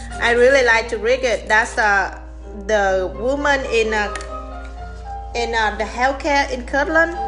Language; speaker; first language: English; non-native, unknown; Vietnamese